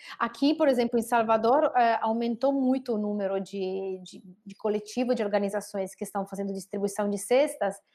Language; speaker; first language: Portuguese; non-native, fluent; Italian